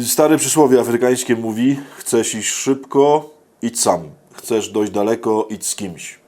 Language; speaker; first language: Polish; native; Polish